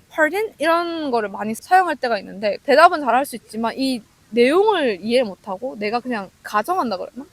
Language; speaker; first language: Korean; native; Korean